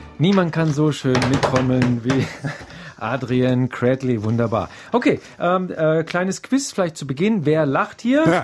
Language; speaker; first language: German; native; German